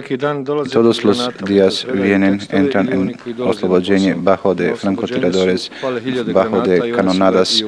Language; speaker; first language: Spanish; non-native, learner; Bosnian